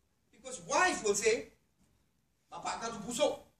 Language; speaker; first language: English; non-native, local second language; Malay